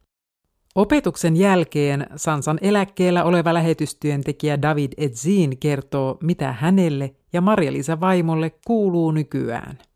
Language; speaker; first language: Finnish; native; Finnish